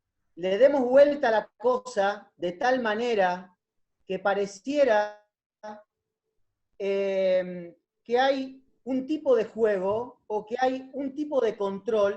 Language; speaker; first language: Spanish; native; Spanish